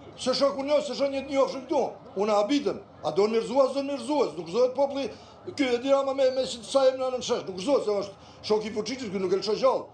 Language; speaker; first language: Albanian; native; Albanian